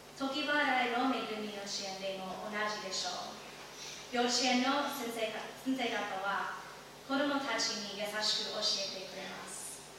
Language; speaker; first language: Japanese; non-native, fluent; English